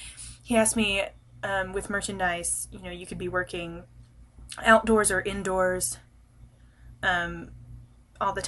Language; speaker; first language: English; native; English